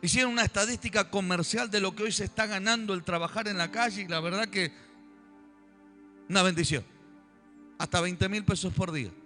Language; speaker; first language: Spanish; native; Spanish